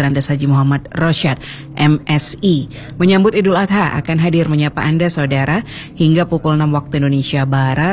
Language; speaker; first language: Indonesian; native; Indonesian